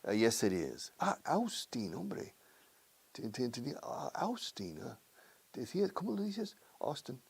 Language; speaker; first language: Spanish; non-native, fluent; English